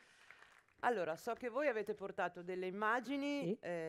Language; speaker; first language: Italian; native; Italian